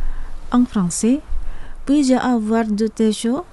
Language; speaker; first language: French; non-native, fluent; Indonesian